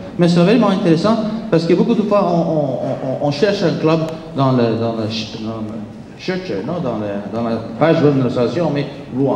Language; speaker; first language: French; non-native, fluent; Spanish